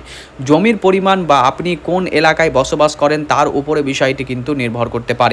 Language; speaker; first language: Bangla; native; Bangla